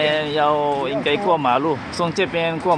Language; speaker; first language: Chinese; non-native, fluent; Bangla